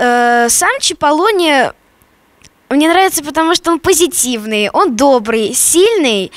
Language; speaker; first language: Russian; native; Russian